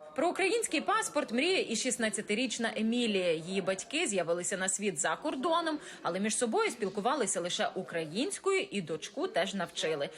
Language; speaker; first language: Ukrainian; native; Ukrainian